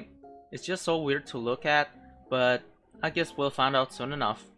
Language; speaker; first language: English; non-native, local second language; Filipino